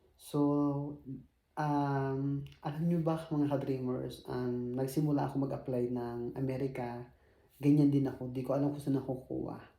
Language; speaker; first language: Filipino; native; Filipino